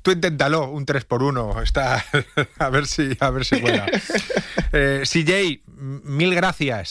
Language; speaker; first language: Spanish; native; Spanish